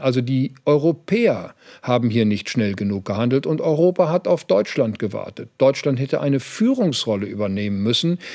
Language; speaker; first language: German; native; German